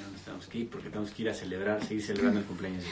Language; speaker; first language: Spanish; native; Spanish